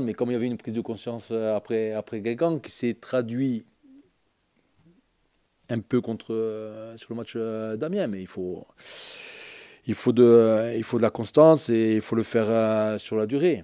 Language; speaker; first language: French; native; French